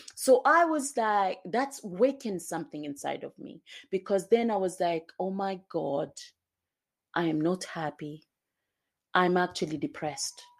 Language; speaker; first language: English; non-native, local second language; Swahili